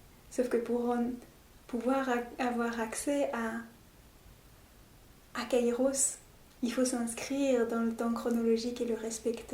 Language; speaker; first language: French; native; French